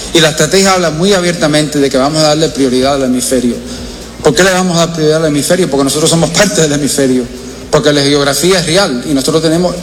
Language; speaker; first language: Spanish; early bilingual, heritage; Spanish